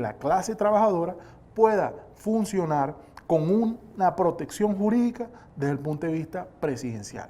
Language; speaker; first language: Spanish; native; Spanish